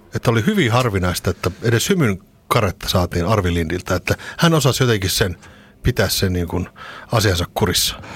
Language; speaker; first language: Finnish; native; Finnish